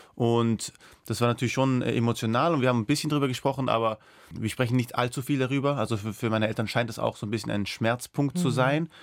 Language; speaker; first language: German; non-native, local second language; Persian